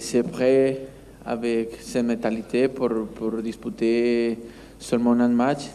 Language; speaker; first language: French; non-native, learner; Spanish